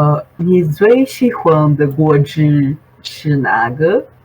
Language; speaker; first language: Chinese; non-native, fluent; Portuguese